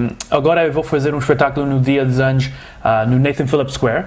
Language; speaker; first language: Portuguese; early bilingual, heritage; Portuguese